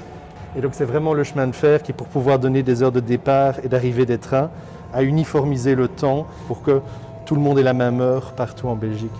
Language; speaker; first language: French; native; French